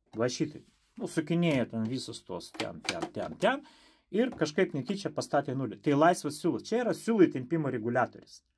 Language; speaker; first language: Lithuanian; non-native, local second language; Russian